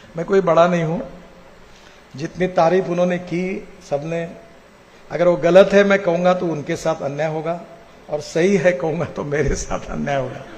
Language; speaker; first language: Hindi; non-native, local second language; Marathi